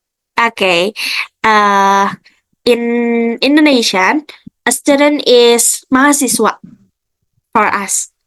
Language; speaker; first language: English; non-native, fluent; Indonesian